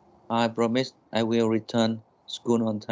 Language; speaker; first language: English; non-native, learner; Vietnamese